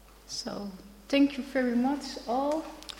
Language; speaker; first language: English; non-native, learner; Dutch